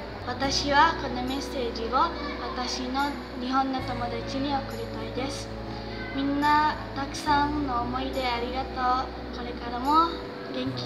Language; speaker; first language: Japanese; non-native, learner; Indonesian